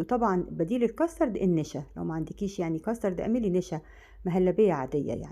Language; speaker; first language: Arabic; native; Arabic